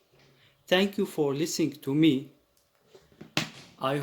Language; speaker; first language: English; non-native, learner; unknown